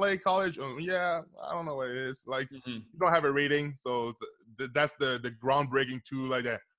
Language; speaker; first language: English; native; English